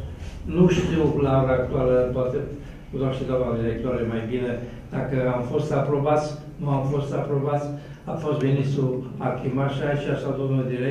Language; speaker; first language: Romanian; native; Romanian